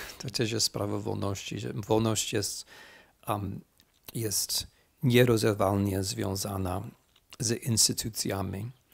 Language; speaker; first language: Polish; non-native, fluent; English